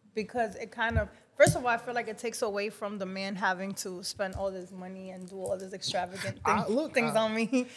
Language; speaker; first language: English; non-native, fluent; Spanish